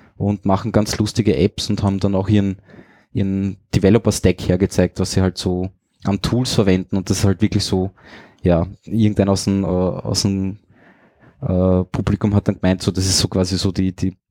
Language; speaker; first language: German; native; German